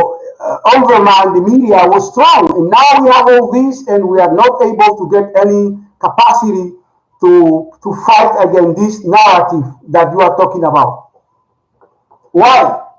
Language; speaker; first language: English; non-native, learner; Spanish